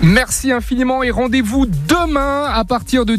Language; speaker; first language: French; native; French